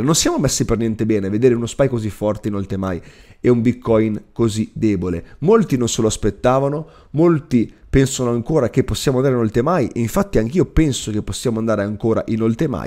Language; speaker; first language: Italian; native; Italian